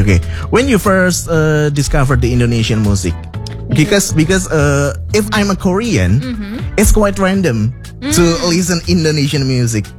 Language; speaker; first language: English; non-native, fluent; Indonesian